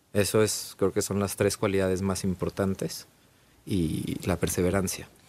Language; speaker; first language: Spanish; native; Spanish